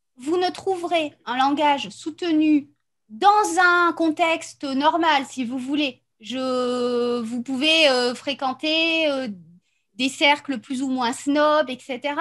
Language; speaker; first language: French; native; French